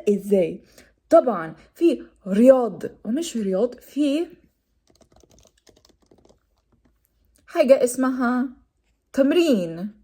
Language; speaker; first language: Arabic; non-native, learner; English